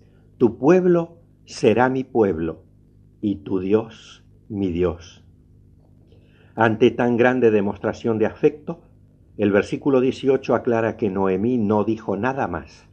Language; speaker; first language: Spanish; native; Spanish